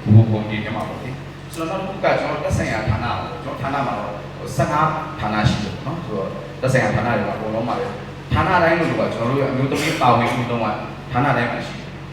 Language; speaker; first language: Burmese; non-native, local second language; Shwe Palaung